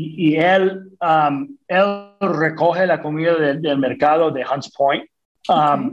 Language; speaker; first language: Spanish; non-native, fluent; English